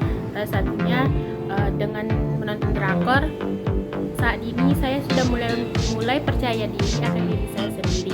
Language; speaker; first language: Indonesian; non-native, local second language; Minangkabau